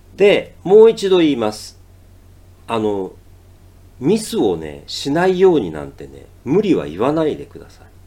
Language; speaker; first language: Japanese; native; Japanese